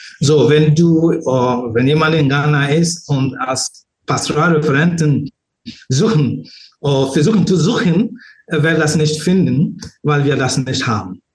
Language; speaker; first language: German; non-native, learner; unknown